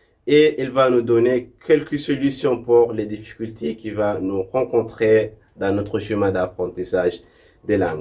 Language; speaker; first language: French; non-native, local second language; Arabic